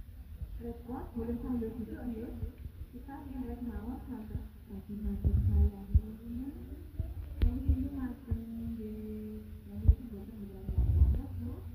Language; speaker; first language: Indonesian; non-native, local second language; Javanese